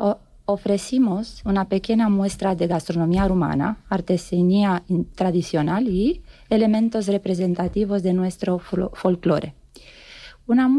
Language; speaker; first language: Spanish; non-native, fluent; Romanian